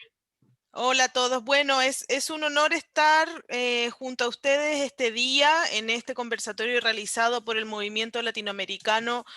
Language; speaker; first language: Spanish; native; Spanish